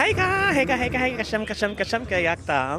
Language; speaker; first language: Polish; non-native, fluent; English